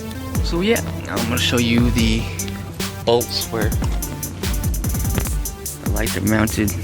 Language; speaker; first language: English; native; English